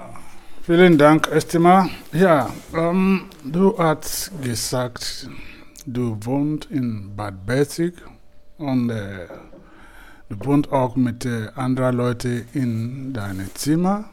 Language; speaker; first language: German; non-native, fluent; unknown